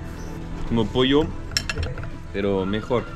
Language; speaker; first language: Spanish; non-native, learner; French